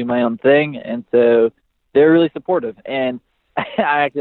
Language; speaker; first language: English; native; English